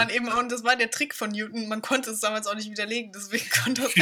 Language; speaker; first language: German; native; German